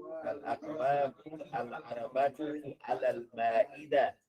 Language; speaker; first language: Arabic; non-native, learner; English